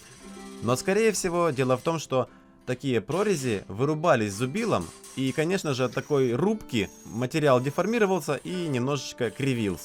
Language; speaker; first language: Russian; native; Russian